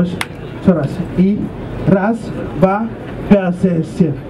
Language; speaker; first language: Russian; non-native, learner; Spanish